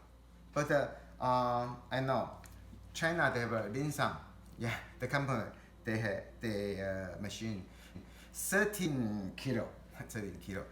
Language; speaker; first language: English; non-native, learner; Chinese